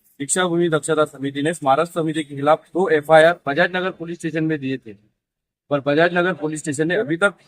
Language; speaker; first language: Hindi; non-native, local second language; Marathi